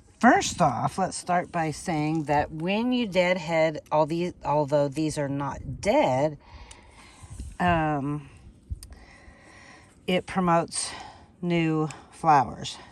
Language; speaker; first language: English; native; English